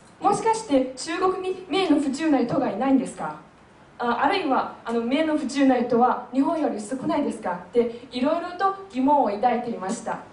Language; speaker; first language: Japanese; non-native, fluent; Chinese